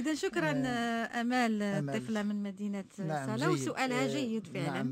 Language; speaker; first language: Arabic; native; Arabic